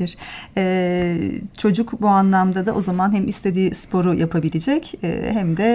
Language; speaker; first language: Turkish; native; Turkish